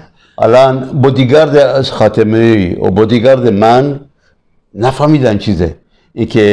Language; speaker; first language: Persian; early bilingual, other home language; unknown